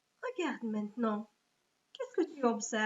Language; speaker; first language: French; non-native, local second language; Arabic